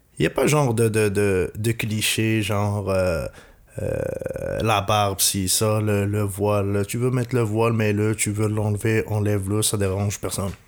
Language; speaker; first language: French; non-native, local second language; Arabic